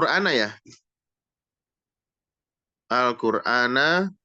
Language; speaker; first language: Arabic; non-native, fluent; Indonesian